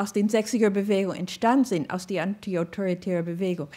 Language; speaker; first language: German; non-native, fluent; English